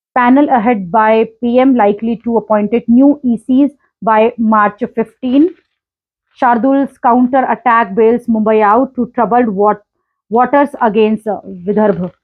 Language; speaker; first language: English; non-native, local second language; Hindi